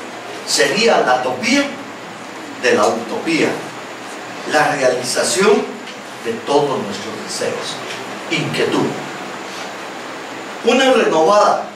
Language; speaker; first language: Spanish; native; Spanish